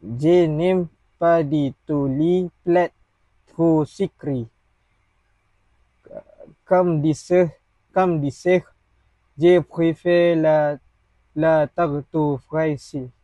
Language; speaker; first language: French; non-native, learner; Malay